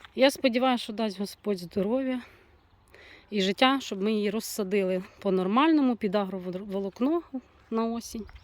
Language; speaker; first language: Ukrainian; non-native, local second language; Russian